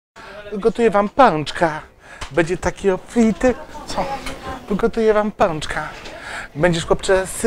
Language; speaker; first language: Polish; native; Polish